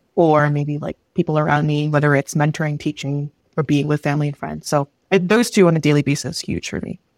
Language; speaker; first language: English; early bilingual, other home language; Filipino